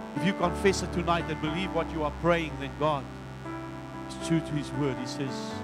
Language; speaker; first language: English; non-native, local second language; Afrikaans